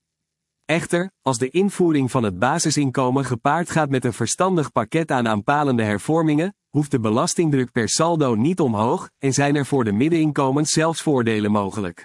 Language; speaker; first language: Dutch; native; Dutch